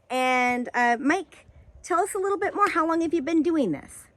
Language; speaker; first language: English; native; English